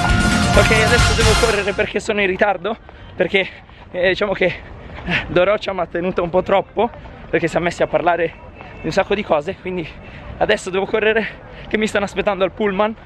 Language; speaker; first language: Italian; native; Italian